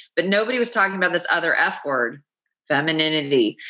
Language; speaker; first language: English; native; English